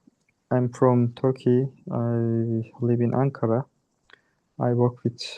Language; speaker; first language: English; non-native, learner; Turkish